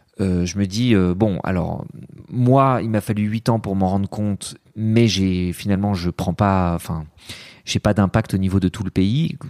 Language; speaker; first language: French; early bilingual, other home language; Arabic